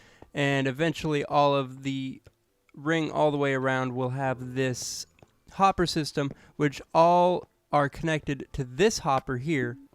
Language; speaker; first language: English; native; English